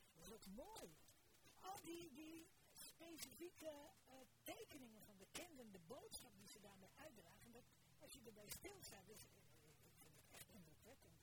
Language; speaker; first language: Dutch; early bilingual, other home language; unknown